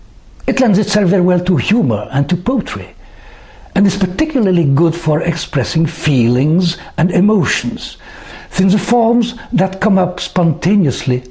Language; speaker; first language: English; non-native, fluent; French